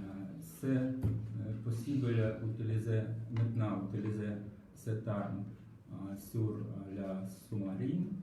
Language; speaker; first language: French; non-native, learner; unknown